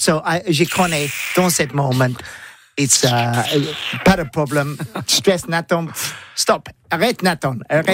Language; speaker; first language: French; non-native, learner; English